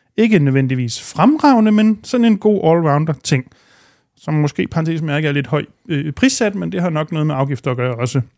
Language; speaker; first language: Danish; native; Danish